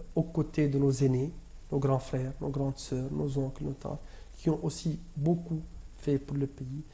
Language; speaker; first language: French; non-native, local second language; Arabic